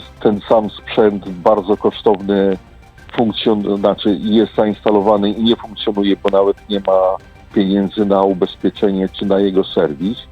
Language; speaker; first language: Polish; native; Polish